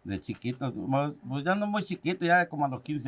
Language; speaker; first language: Spanish; native; Spanish